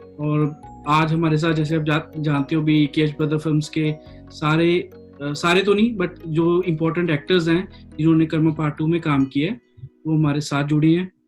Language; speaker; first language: Hindi; non-native, local second language; Punjabi